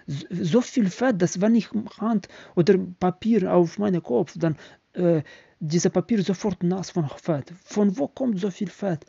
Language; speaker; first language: German; non-native, learner; Ukrainian